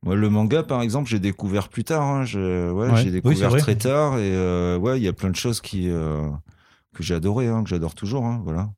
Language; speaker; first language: French; native; French